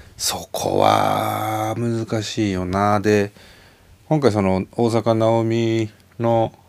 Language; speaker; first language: Japanese; native; Japanese